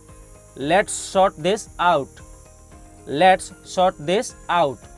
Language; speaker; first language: English; non-native, fluent; Hindi